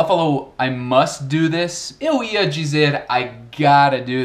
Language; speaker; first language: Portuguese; non-native, fluent; English